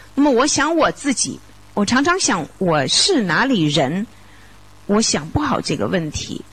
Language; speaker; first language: Chinese; native; Chinese